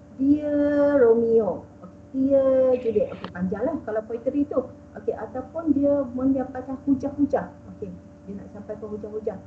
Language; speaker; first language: Malay; native; Malay